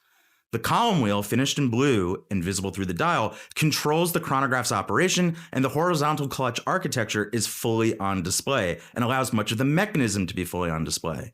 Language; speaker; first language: English; native; English